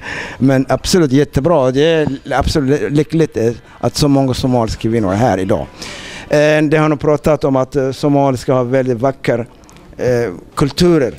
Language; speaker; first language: Swedish; non-native, fluent; Somali